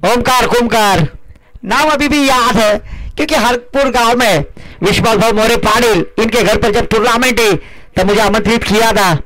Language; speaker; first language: Hindi; non-native, local second language; Marathi